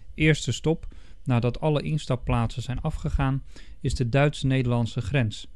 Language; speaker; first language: Dutch; native; Dutch